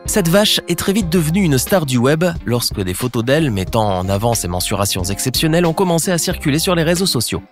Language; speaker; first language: French; native; French